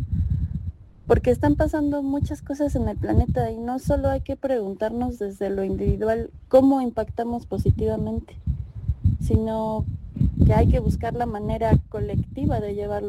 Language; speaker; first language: Spanish; native; Spanish